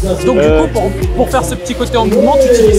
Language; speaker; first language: French; native; French